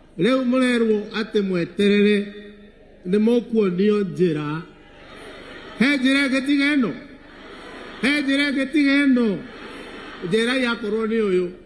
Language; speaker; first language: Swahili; non-native, local second language; Kikuyu